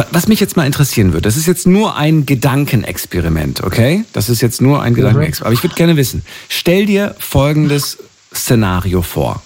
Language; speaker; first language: German; native; German